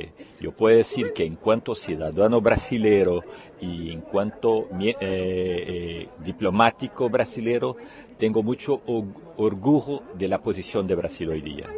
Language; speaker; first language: Spanish; non-native, fluent; Portuguese